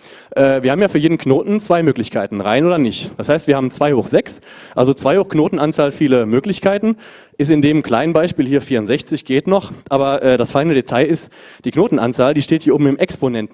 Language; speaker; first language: German; native; German